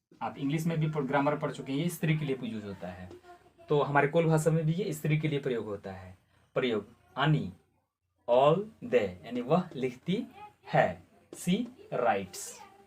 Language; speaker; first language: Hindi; non-native, local second language; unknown